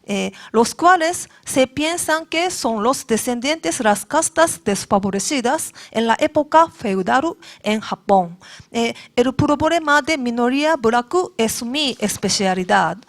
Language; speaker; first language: Spanish; non-native, learner; Japanese